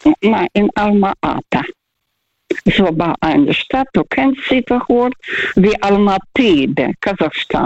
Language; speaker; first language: German; non-native, fluent; Russian